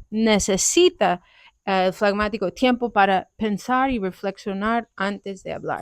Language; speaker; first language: Spanish; non-native, fluent; English